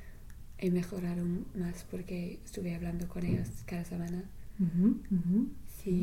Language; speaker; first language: Spanish; non-native, learner; English